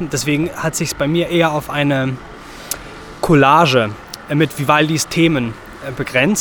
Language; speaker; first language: German; native; German